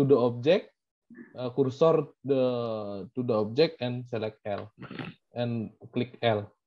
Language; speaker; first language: English; non-native, learner; Indonesian